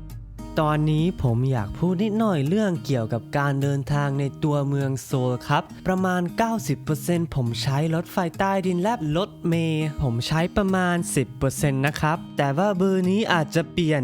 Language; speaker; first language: Thai; non-native, fluent; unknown